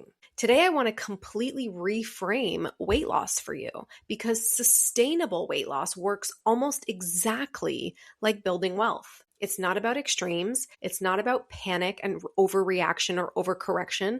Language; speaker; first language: English; native; English